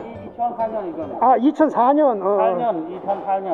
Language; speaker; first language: Korean; non-native, learner; Khmer